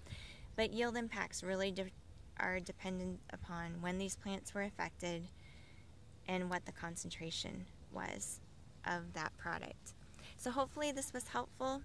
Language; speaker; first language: English; native; English